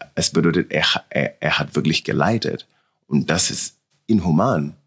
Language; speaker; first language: German; non-native, learner; Wolof